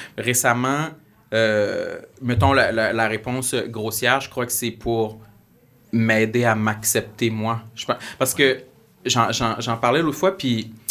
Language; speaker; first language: French; native; French